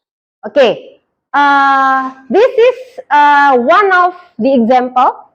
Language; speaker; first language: English; non-native, fluent; Indonesian